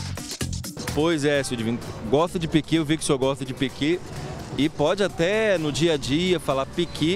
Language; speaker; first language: Portuguese; native; Portuguese